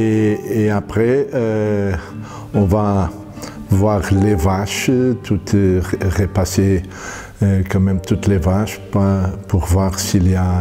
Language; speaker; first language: French; non-native, fluent; Portuguese